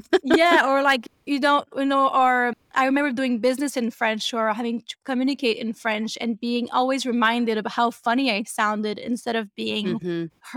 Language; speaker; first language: English; non-native, fluent; French